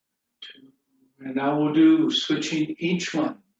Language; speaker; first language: English; native; English